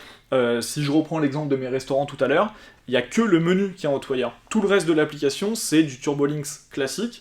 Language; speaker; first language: French; native; French